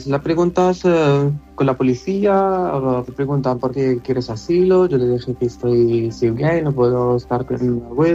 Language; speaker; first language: Spanish; non-native, learner; Arabic